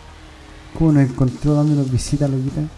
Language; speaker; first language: Spanish; native; Spanish